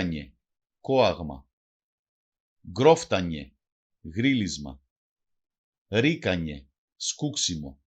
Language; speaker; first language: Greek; non-native, local second language; Macedonian